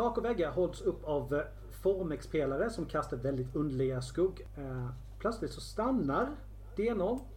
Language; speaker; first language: Swedish; native; Swedish